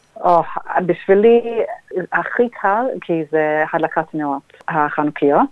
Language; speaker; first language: Hebrew; non-native, fluent; English